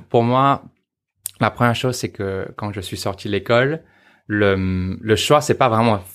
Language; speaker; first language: French; non-native, fluent; Chinese